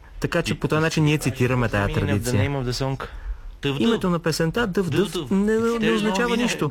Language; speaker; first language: Bulgarian; non-native, fluent; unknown